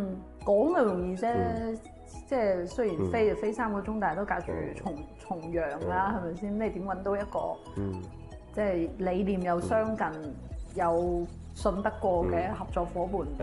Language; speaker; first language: Cantonese; native; Cantonese